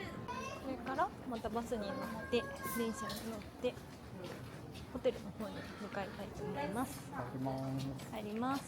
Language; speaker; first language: Japanese; native; Japanese